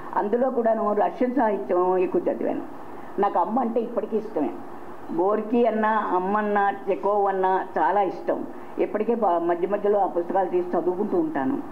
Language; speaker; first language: Telugu; native; Telugu